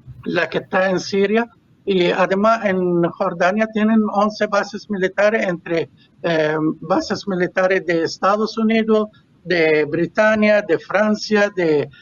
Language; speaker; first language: Spanish; non-native, fluent; Arabic